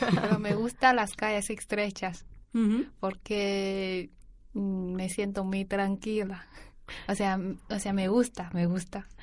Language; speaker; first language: Spanish; non-native, learner; Chinese